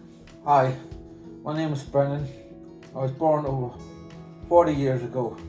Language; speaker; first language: English; native; English